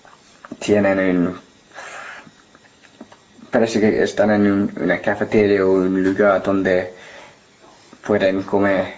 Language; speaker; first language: Spanish; non-native, learner; English